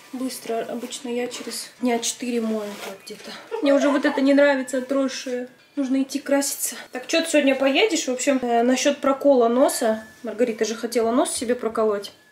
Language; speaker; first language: Russian; native; Russian